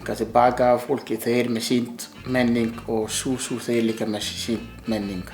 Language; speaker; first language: Icelandic; non-native, learner; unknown